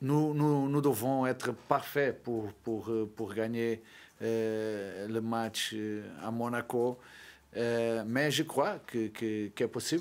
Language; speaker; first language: French; non-native, learner; Portuguese